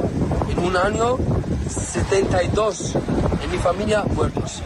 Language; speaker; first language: Spanish; non-native, learner; Arabic